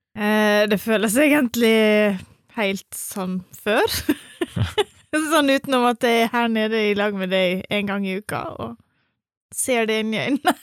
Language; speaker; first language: Norwegian; native; Norwegian